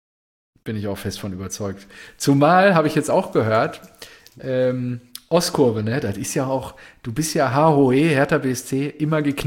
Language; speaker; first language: German; native; German